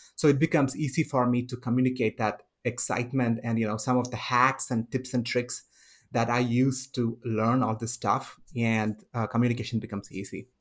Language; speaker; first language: English; non-native, local second language; Malayalam